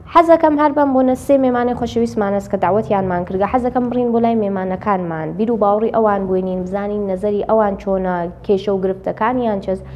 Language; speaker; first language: Central Kurdish; native; Central Kurdish